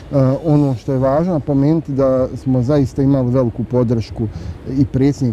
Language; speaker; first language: Bosnian; native; Bosnian